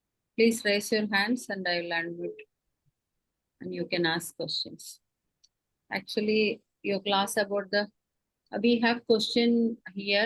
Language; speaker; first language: English; non-native, local second language; Malayalam